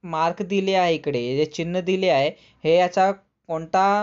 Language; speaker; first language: Marathi; non-native, local second language; Hindi